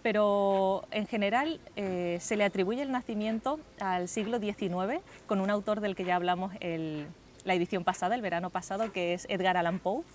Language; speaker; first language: Spanish; native; Spanish